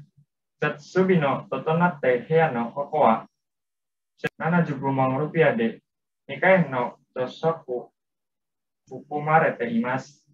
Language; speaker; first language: Japanese; non-native, learner; Indonesian